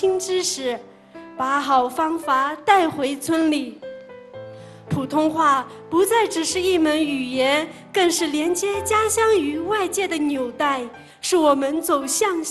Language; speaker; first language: Chinese; non-native, local second language; Tibetan